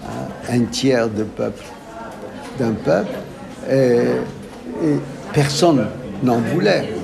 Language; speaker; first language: French; non-native, fluent; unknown